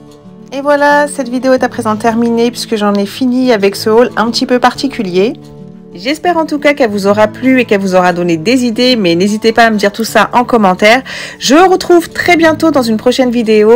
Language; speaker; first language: French; native; French